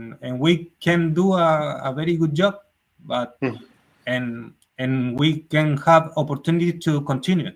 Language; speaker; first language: English; non-native, learner; Spanish